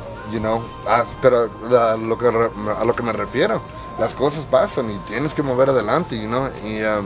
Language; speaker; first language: Spanish; early bilingual, heritage; Spanish